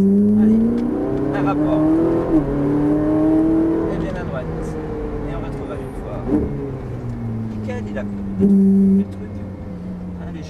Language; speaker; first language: French; native; French